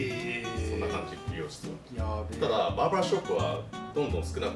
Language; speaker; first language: Japanese; native; Japanese